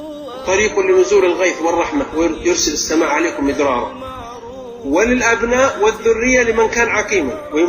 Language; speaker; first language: Arabic; native; Arabic